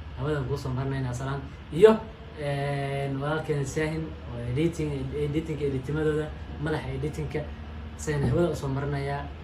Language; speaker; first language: Somali; native; Somali